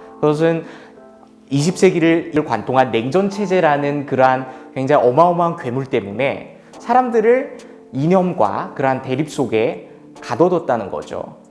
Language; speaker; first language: Korean; native; Korean